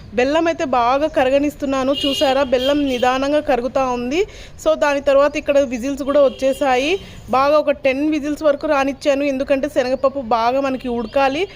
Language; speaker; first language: Telugu; non-native, local second language; Urdu